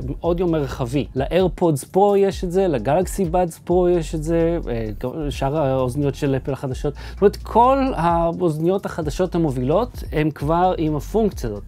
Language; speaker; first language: Hebrew; native; Hebrew